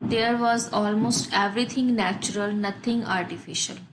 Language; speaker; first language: English; non-native, local second language; Punjabi